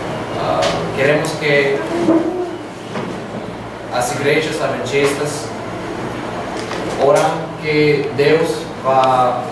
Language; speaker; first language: Portuguese; non-native, learner; Spanish